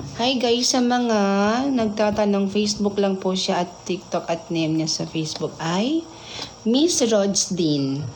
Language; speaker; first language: Filipino; non-native, local second language; Cebuano